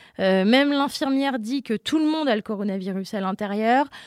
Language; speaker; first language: French; native; French